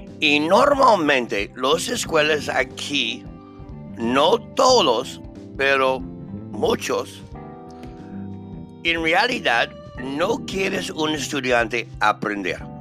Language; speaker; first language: Spanish; non-native, learner; English